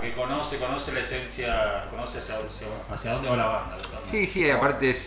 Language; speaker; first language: Spanish; native; Spanish